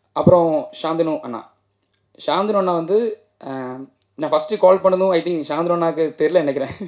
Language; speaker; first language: Tamil; non-native, local second language; Malayalam